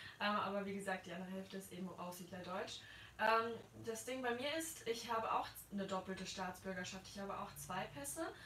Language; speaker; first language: German; native; German